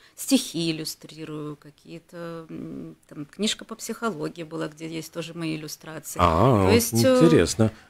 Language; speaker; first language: Russian; native; Russian